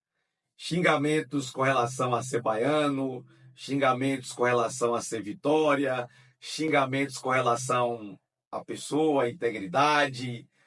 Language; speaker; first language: Portuguese; native; Portuguese